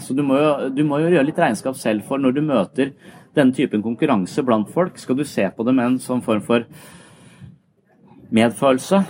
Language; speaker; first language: Norwegian; native; Norwegian